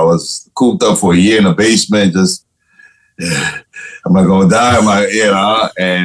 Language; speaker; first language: English; non-native, fluent; Spanish